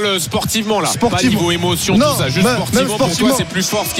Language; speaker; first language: French; native; French